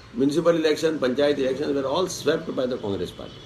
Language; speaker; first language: English; non-native, local second language; Konkani